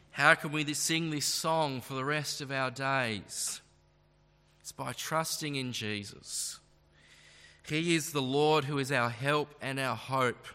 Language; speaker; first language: English; native; English